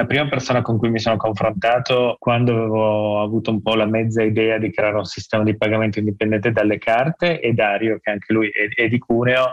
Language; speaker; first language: Italian; native; Italian